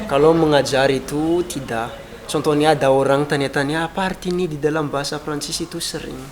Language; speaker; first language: Indonesian; non-native, fluent; Malagasy